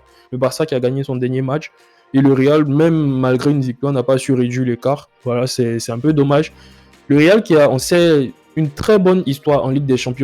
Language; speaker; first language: French; native; French